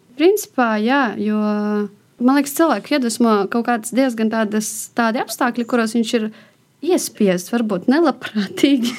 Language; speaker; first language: Latvian; non-native, local second language; Russian